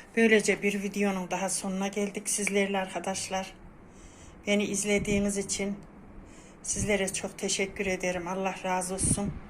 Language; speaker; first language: Turkish; native; Turkish